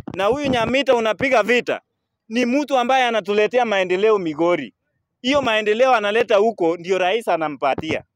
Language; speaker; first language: Swahili; native; Swahili